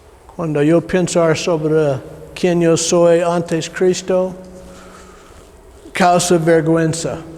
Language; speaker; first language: Spanish; non-native, learner; English